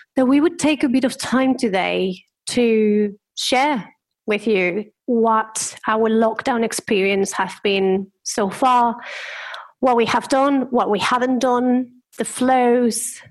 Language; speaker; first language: English; non-native, fluent; Spanish